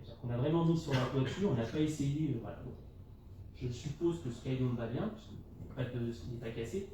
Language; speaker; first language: French; native; French